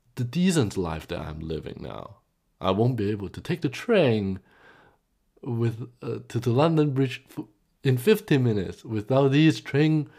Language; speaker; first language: English; non-native, local second language; Cantonese